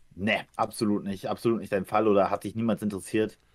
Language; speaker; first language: German; early bilingual, other home language; Ukrainian